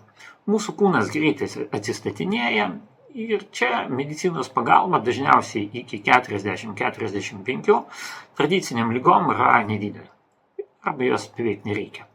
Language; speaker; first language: Lithuanian; non-native, local second language; Russian